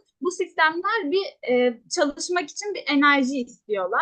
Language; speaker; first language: Turkish; native; Turkish